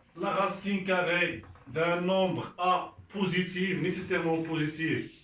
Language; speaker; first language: French; non-native, local second language; Arabic